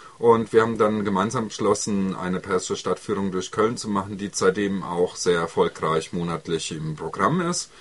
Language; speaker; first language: German; native; German